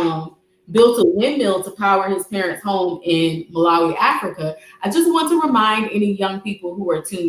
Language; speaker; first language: English; native; English